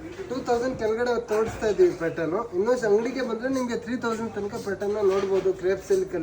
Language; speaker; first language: Kannada; native; Kannada